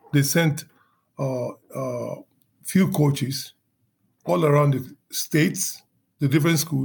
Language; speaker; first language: English; non-native, local second language; Yoruba